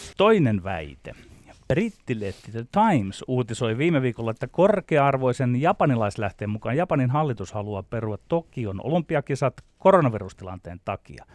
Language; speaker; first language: Finnish; native; Finnish